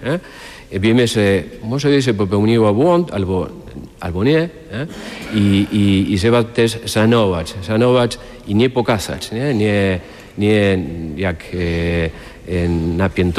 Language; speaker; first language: Polish; non-native, fluent; Spanish